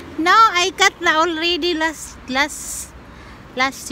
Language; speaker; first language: English; non-native, local second language; Filipino